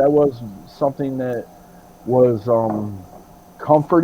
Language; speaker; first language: English; native; English